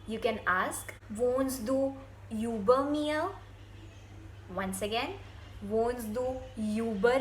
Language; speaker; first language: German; non-native, learner; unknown